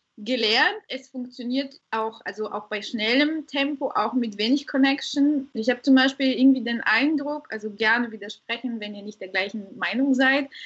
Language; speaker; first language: German; non-native, fluent; Bulgarian